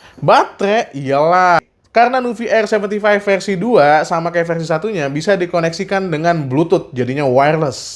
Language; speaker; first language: Indonesian; native; Indonesian